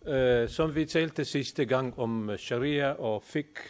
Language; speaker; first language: Danish; non-native, fluent; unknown